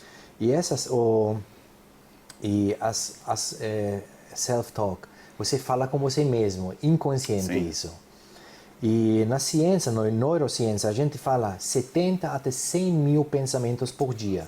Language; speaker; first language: Portuguese; non-native, fluent; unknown